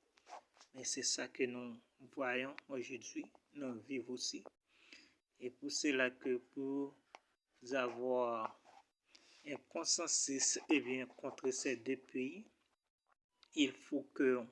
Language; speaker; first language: French; non-native, local second language; Haitian Creole